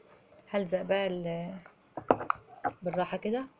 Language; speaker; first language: Arabic; native; Arabic